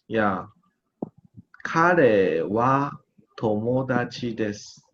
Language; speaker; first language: Japanese; non-native, fluent; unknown